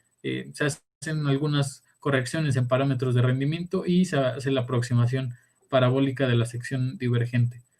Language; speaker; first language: Spanish; native; Spanish